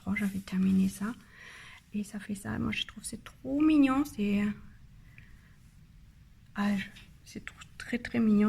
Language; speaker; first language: French; non-native, learner; German